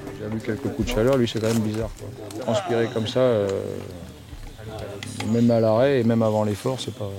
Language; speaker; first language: French; native; French